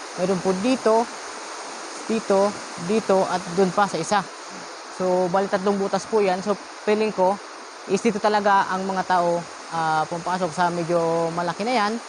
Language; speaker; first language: Filipino; non-native, local second language; Bikol